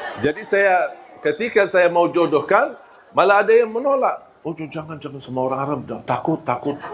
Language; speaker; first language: Malay; non-native, fluent; Arabic